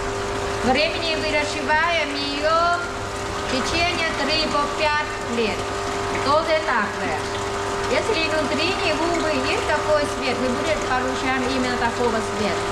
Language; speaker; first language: Russian; non-native, learner; Vietnamese